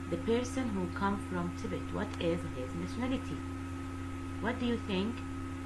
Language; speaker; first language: English; non-native, fluent; Arabic